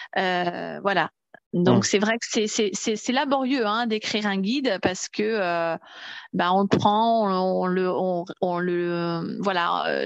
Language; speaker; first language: French; native; French